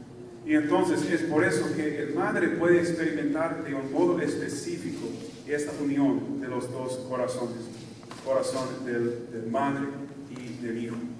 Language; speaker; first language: Spanish; non-native, fluent; English